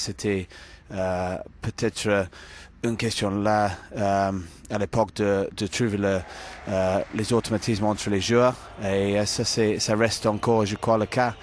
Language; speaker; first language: French; non-native, fluent; English